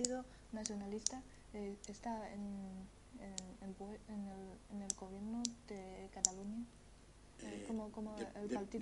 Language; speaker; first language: Spanish; non-native, fluent; Chinese